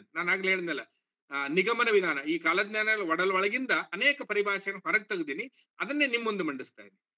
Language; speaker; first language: Kannada; native; Kannada